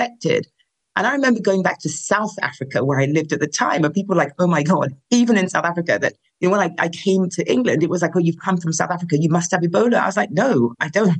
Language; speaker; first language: English; non-native, local second language; Yoruba